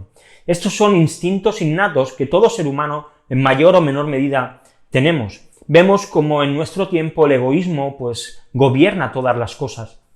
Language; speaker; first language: Spanish; native; Spanish